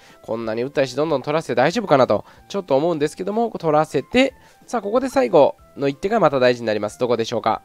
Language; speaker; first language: Japanese; native; Japanese